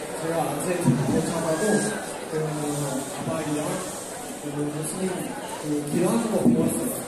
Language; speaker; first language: Korean; non-native, learner; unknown